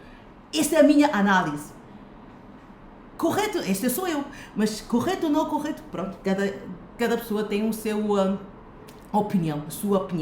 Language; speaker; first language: Portuguese; non-native, fluent; Chinese